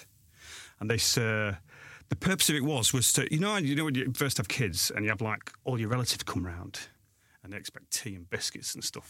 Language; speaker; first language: English; native; English